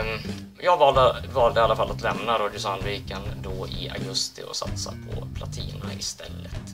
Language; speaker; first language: Swedish; native; Swedish